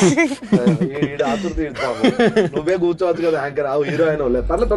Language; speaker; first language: Telugu; native; Telugu